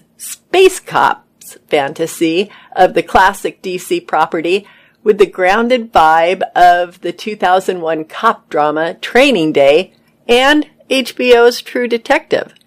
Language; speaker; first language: English; native; English